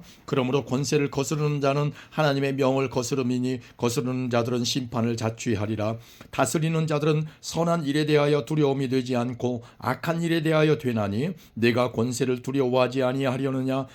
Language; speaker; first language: Korean; native; Korean